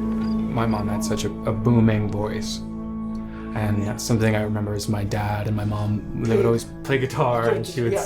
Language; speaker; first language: English; native; English